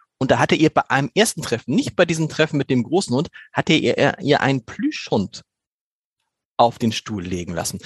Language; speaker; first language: German; native; German